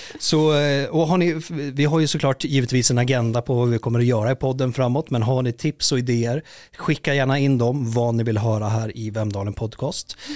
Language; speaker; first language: Swedish; native; Swedish